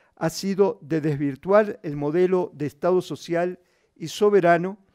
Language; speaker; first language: Spanish; native; Spanish